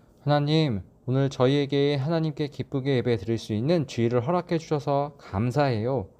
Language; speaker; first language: Korean; native; Korean